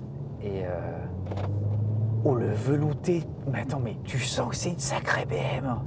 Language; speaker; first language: French; native; French